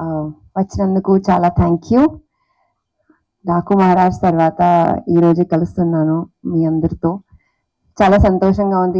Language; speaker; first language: Telugu; non-native, fluent; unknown